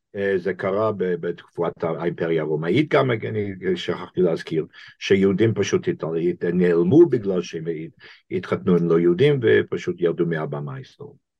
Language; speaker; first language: Hebrew; non-native, fluent; English